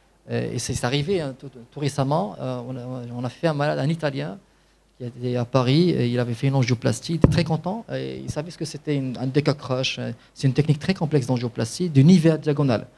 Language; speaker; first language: French; non-native, local second language; Arabic